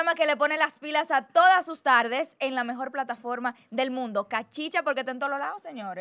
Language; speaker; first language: Spanish; native; Spanish